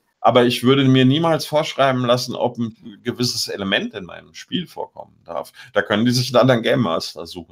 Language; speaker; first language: German; native; German